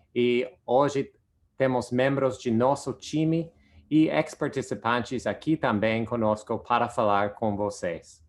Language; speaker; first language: Portuguese; non-native, fluent; English